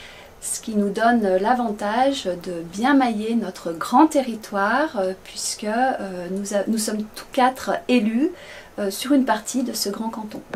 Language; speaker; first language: French; native; French